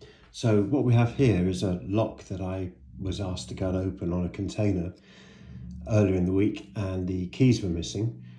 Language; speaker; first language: English; native; English